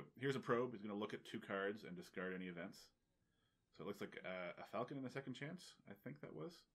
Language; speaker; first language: English; native; English